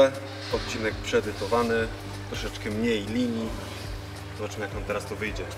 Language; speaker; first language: Polish; native; Polish